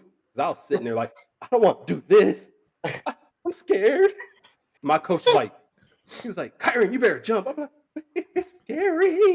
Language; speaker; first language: English; native; English